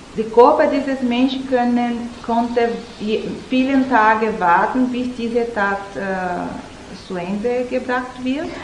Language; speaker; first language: German; non-native, learner; Portuguese